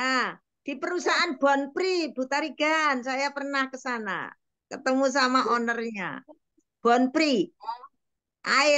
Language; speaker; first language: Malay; non-native, local second language; Javanese